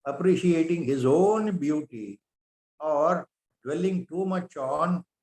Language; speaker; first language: English; non-native, local second language; Kannada